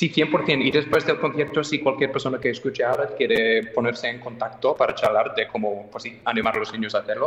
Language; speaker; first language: Spanish; non-native, fluent; English